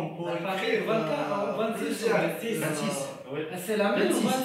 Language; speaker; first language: French; non-native, learner; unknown